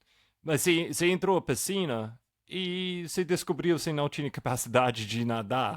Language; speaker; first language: Portuguese; non-native, fluent; English